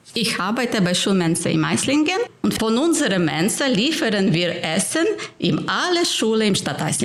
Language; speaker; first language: German; non-native, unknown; Ukrainian